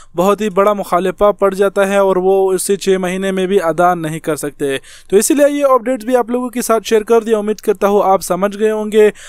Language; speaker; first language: Urdu; non-native, local second language; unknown